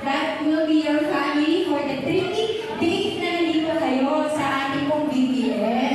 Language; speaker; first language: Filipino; native; Filipino